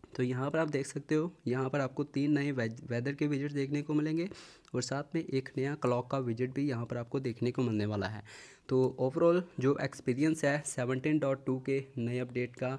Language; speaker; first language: Hindi; native; Hindi